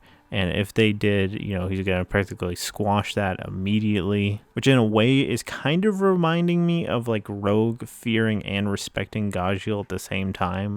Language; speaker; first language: English; native; English